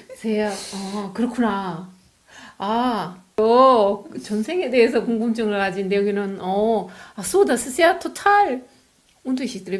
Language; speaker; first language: German; non-native, learner; Korean